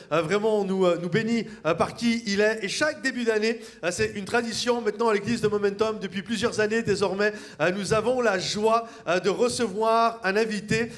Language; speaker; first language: French; native; French